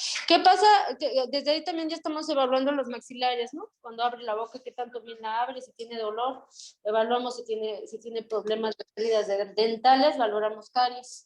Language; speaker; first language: Spanish; native; Spanish